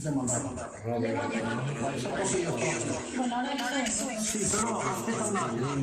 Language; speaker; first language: Italian; non-native, learner; Albanian